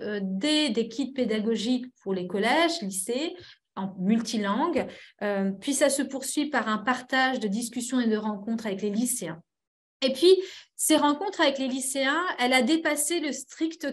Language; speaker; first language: French; native; French